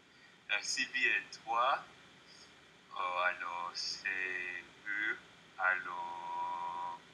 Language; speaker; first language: French; non-native, learner; English